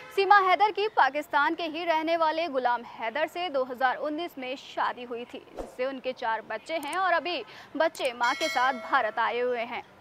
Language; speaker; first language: Hindi; native; Hindi